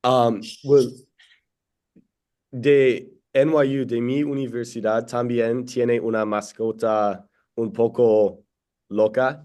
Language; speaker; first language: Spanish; non-native, learner; English